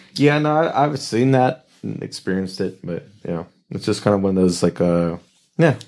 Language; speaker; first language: English; native; English